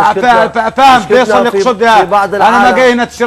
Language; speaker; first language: Arabic; native; Arabic